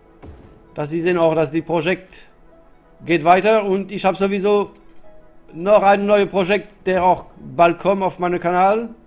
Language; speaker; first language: German; non-native, learner; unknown